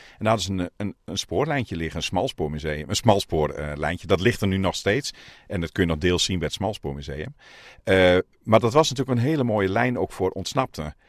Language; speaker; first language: Dutch; native; Dutch